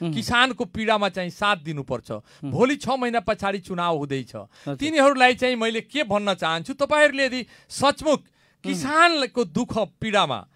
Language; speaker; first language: Nepali; non-native, local second language; Bhojpuri